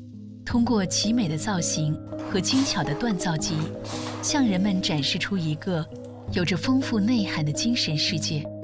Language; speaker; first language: Chinese; native; Chinese